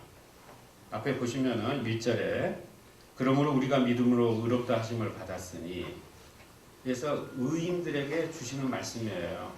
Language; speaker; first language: Korean; native; Korean